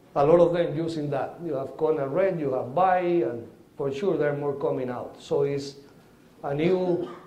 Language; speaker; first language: English; non-native, fluent; Spanish